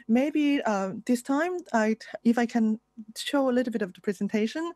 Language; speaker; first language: English; non-native, fluent; Thai